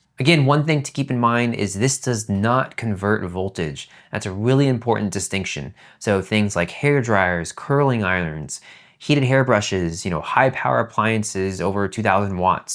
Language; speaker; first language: English; native; English